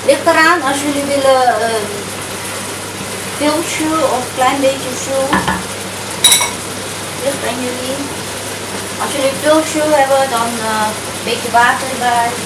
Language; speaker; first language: Dutch; non-native, fluent; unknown